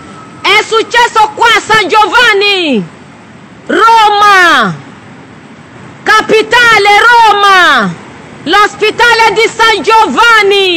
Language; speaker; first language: Italian; non-native, learner; Nigerian Pidgin